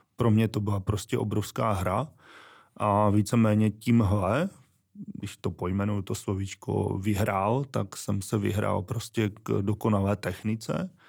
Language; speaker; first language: Czech; native; Czech